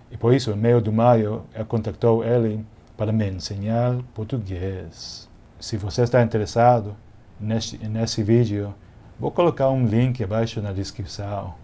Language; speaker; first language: Portuguese; non-native, learner; English